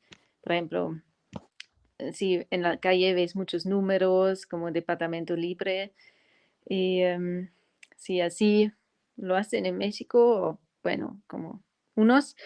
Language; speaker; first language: Spanish; non-native, fluent; German